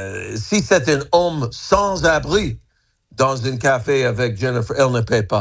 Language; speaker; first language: French; non-native, fluent; English